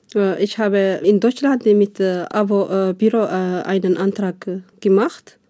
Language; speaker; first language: German; non-native, learner; Tigrinya